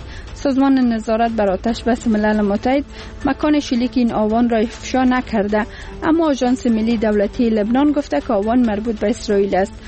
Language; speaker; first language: Persian; native; Persian